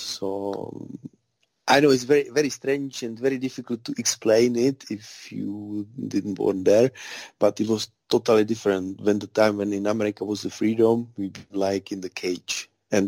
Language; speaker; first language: English; non-native, fluent; Czech